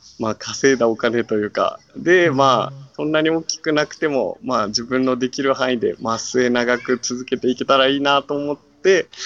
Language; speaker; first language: Japanese; native; Japanese